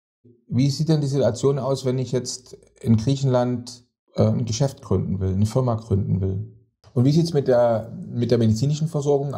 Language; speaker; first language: German; native; German